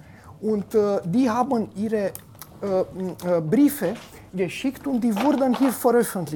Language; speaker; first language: German; non-native, fluent; Romanian